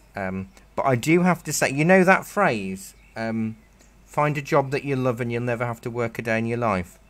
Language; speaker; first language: English; native; English